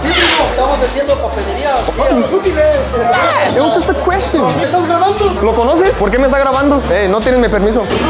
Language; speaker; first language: Spanish; early bilingual, heritage; Spanish